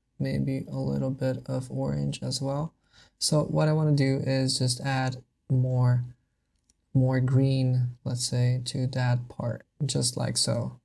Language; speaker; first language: English; non-native, fluent; Hungarian